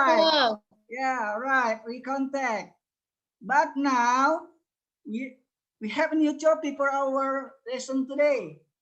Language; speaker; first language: English; non-native, learner; Indonesian